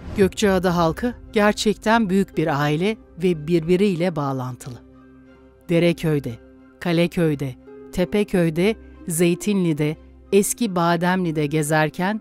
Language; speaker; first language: Turkish; native; Turkish